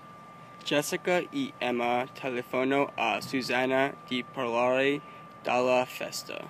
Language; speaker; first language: Italian; non-native, learner; English